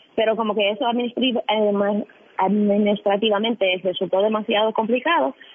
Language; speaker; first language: Spanish; non-native, fluent; English